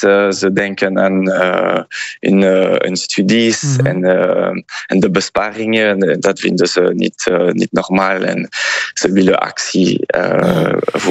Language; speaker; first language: Dutch; non-native, fluent; French